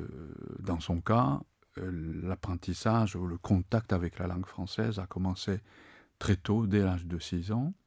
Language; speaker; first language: French; non-native, fluent; Japanese